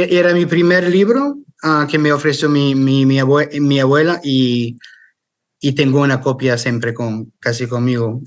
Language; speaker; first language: Spanish; non-native, fluent; French